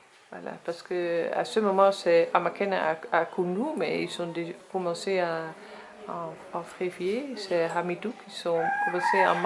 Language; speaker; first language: French; non-native, learner; Dutch